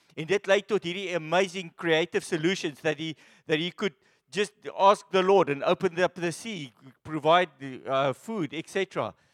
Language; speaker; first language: English; non-native, local second language; Afrikaans